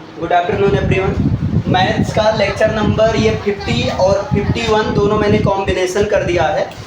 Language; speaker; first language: Hindi; native; Hindi